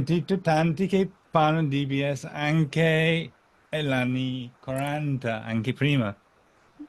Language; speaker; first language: Italian; non-native, fluent; English